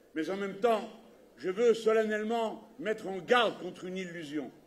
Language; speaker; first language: French; native; French